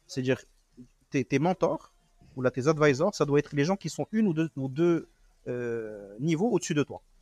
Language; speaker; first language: French; non-native, local second language; Arabic